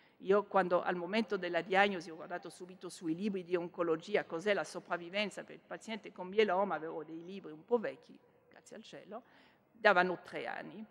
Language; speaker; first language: Italian; non-native, fluent; French